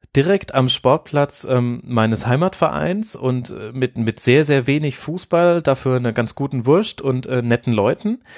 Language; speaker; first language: German; native; German